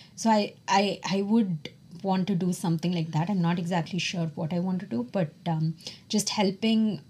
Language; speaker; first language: English; non-native, local second language; Tamil